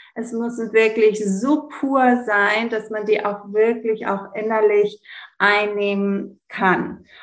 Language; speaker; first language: German; early bilingual, heritage; Greek